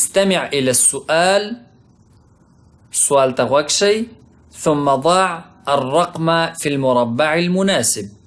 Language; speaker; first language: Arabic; non-native, fluent; Pashto